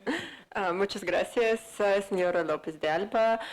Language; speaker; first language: Spanish; non-native, fluent; Russian